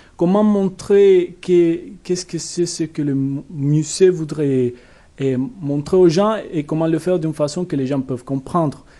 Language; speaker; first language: French; non-native, learner; Spanish